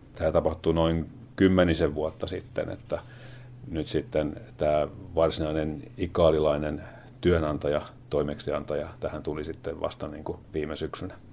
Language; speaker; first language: Finnish; native; Finnish